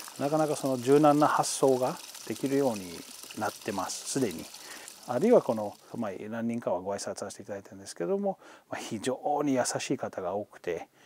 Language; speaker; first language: Japanese; non-native, fluent; English